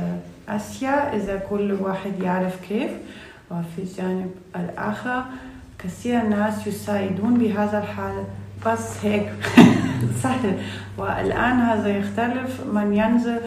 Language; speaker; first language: Arabic; non-native, learner; Russian